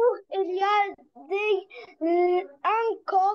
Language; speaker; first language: French; non-native, learner; Arabic